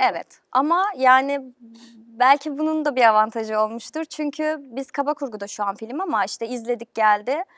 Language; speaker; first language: Turkish; native; Turkish